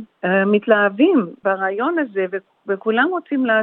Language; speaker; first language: Hebrew; early bilingual, heritage; Hebrew